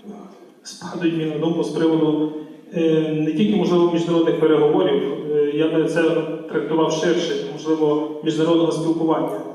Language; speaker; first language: Ukrainian; native; Ukrainian